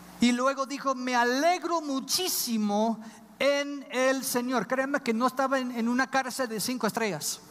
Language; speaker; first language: Spanish; non-native, fluent; English